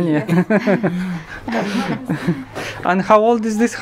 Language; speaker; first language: English; non-native, learner; Romanian